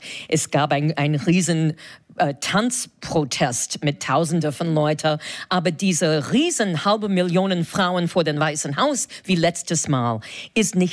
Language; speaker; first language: German; non-native, fluent; English